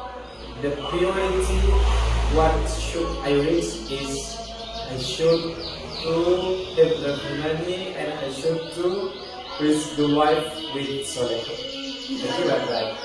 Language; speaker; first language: English; non-native, learner; Indonesian